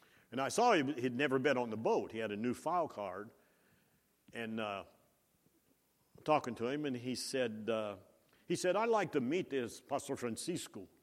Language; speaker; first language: English; native; English